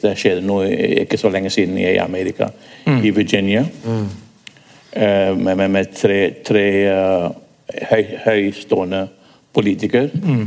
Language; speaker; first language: Norwegian; non-native, fluent; English